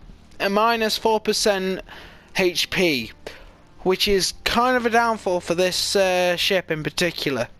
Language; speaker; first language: English; native; English